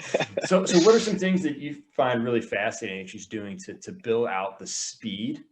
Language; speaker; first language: English; native; English